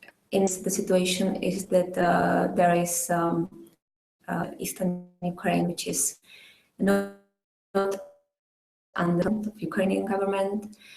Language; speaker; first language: English; non-native, fluent; Czech